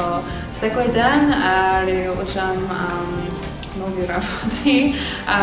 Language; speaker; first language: Macedonian; non-native, learner; English